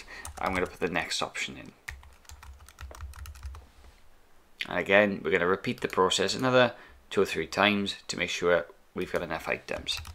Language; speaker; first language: English; native; English